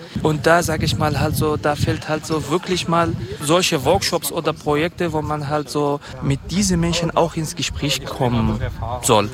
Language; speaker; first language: German; non-native, fluent; Kurdish